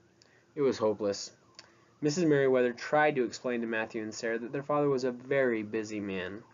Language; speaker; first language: English; native; English